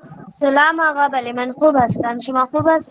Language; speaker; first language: Persian; non-native, learner; Urdu